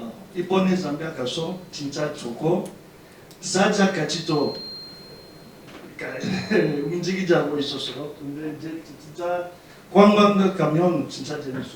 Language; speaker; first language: Korean; non-native, learner; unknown